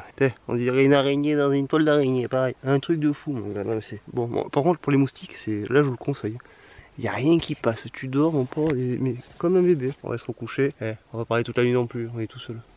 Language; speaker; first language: French; native; French